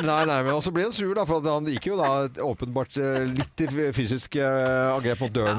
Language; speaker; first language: Norwegian; native; Norwegian